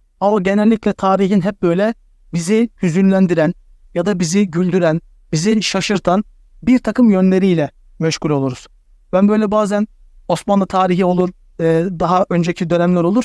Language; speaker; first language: Turkish; native; Turkish